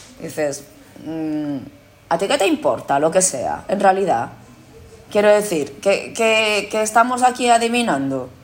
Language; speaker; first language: Spanish; early bilingual, other home language; Korean